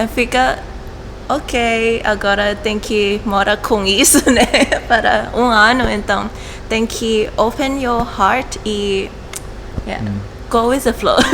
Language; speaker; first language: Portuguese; non-native, learner; Thai